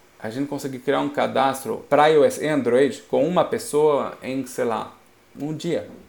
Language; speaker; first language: Portuguese; non-native, fluent; French